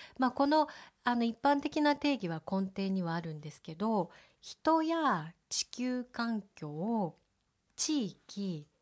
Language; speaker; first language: Japanese; native; Japanese